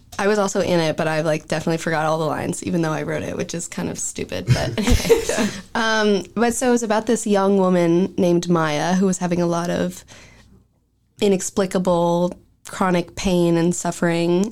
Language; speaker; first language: English; early bilingual, other home language; French